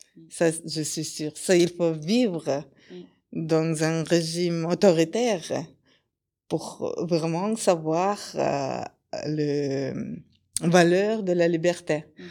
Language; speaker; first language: French; non-native, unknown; Kyrgyz